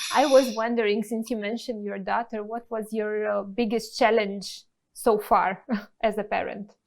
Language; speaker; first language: English; non-native, fluent; Romanian